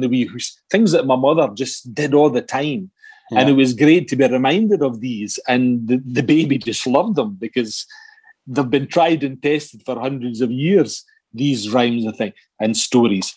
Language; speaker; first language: English; native; English